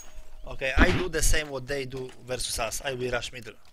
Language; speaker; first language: English; non-native, learner; Polish